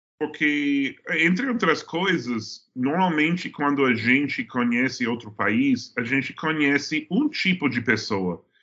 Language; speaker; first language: Portuguese; non-native, fluent; English